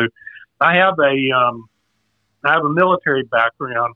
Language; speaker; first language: English; native; English